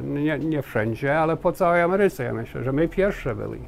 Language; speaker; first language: Polish; early bilingual, heritage; Polish